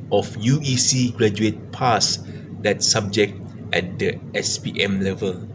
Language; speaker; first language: English; non-native, local second language; Malay